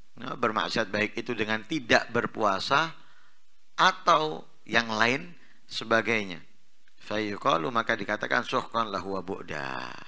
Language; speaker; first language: Indonesian; non-native, local second language; Javanese